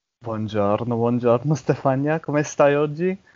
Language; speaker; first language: Italian; non-native, learner; English